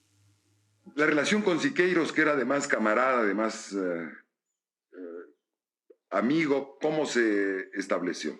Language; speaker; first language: Spanish; native; Spanish